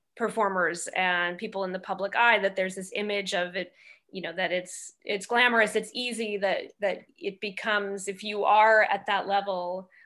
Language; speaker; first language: English; native; English